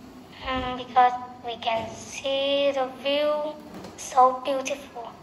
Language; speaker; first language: English; non-native, learner; Vietnamese